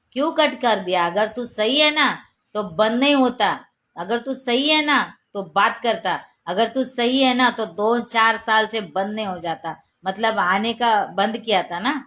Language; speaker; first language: Hindi; non-native, local second language; Marathi